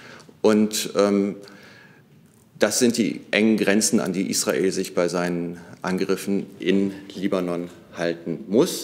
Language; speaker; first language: German; native; German